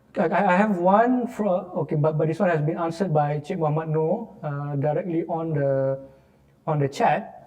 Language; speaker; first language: English; non-native, local second language; Malay